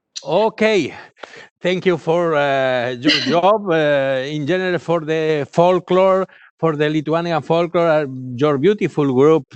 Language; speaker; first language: English; non-native, learner; Galician